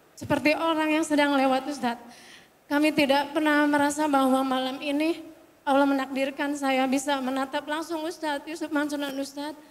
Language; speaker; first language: Indonesian; native; Indonesian